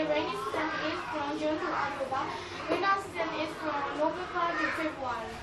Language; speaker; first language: English; non-native, learner; Burmese